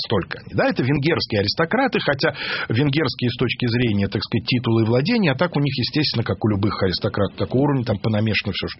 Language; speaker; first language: Russian; native; Russian